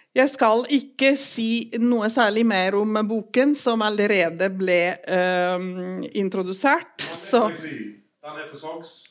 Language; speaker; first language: Norwegian; non-native, fluent; Italian